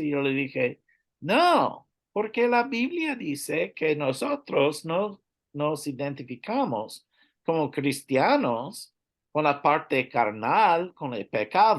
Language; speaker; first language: Spanish; non-native, learner; English